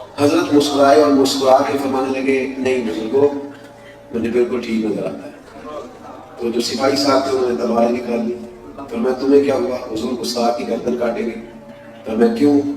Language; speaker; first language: Urdu; non-native, local second language; Punjabi